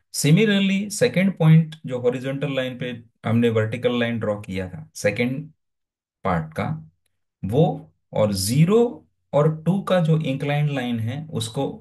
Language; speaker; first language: Hindi; non-native, local second language; Gujarati